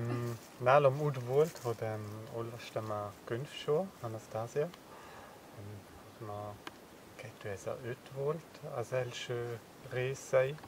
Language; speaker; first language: Hungarian; non-native, learner; German